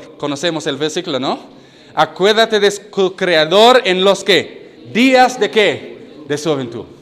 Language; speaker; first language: Spanish; non-native, learner; English